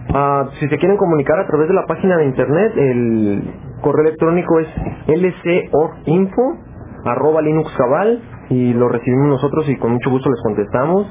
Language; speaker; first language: Spanish; native; Spanish